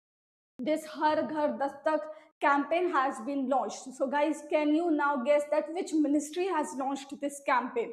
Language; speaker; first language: English; non-native, local second language; Hindi